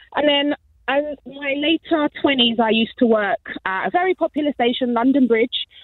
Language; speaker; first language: English; native; English